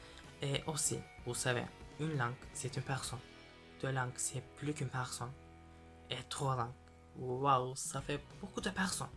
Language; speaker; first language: French; non-native, learner; Turkish